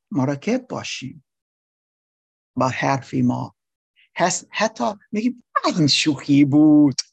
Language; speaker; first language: Persian; non-native, learner; English